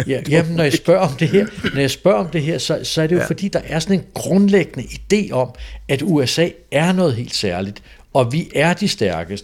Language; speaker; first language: Danish; native; Danish